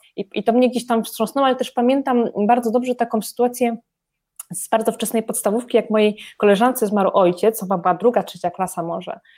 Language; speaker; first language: Polish; native; Polish